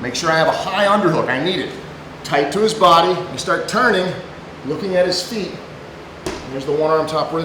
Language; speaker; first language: English; native; English